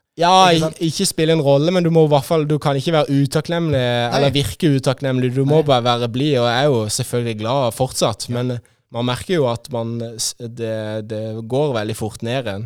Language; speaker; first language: Norwegian; native; Norwegian